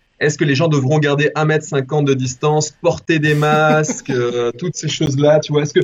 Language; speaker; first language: French; early bilingual, other home language; Spanish